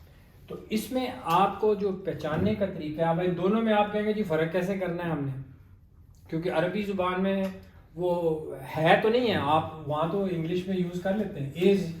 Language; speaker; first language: Urdu; native; Urdu